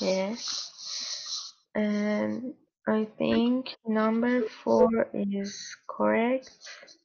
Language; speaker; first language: English; non-native, learner; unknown